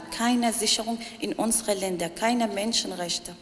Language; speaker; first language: German; non-native, learner; Arabic